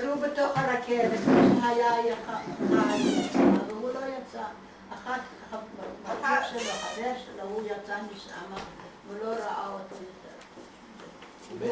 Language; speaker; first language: Hebrew; non-native, fluent; Hungarian